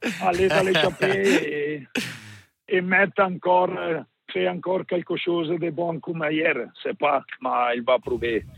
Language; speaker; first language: French; non-native, learner; Italian